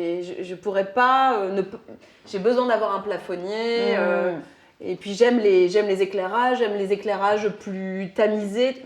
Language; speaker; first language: French; native; French